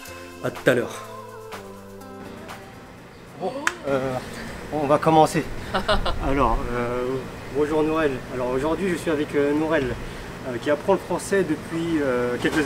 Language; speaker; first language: French; early bilingual, other home language; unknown